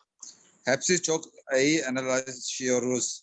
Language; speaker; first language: Turkish; non-native, learner; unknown